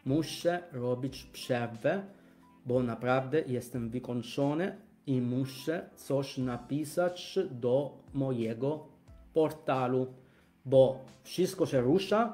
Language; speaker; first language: Polish; non-native, fluent; Italian